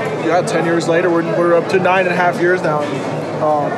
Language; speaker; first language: English; native; English